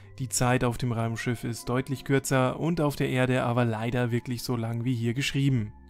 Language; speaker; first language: German; native; German